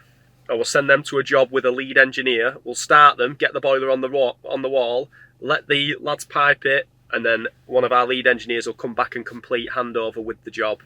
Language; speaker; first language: English; native; English